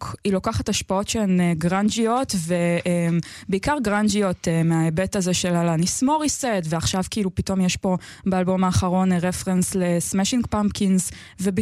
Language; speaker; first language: Hebrew; native; Hebrew